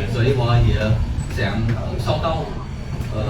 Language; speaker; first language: Chinese; non-native, learner; Khmer